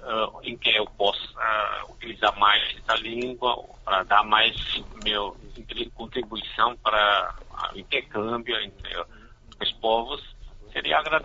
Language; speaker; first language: Portuguese; non-native, fluent; Chinese